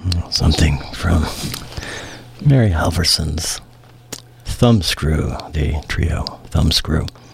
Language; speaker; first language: English; native; English